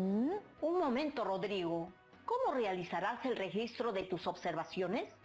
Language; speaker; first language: Spanish; native; Spanish